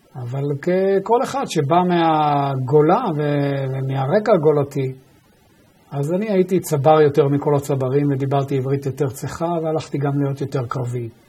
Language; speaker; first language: Hebrew; early bilingual, other home language; German